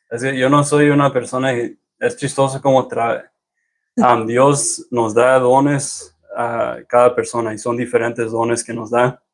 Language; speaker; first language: Spanish; early bilingual, heritage; Spanish